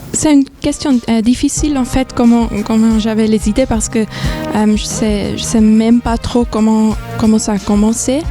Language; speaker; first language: French; non-native, fluent; German